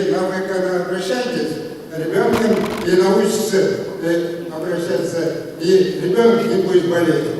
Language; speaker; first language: Russian; non-native, local second language; Kazakh